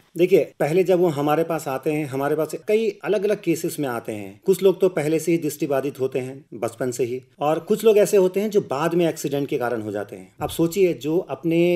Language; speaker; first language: Hindi; native; Hindi